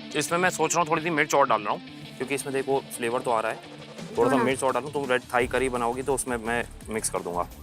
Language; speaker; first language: Hindi; native; Hindi